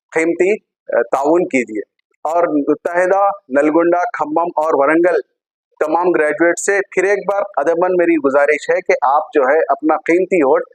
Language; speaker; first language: Urdu; native; Urdu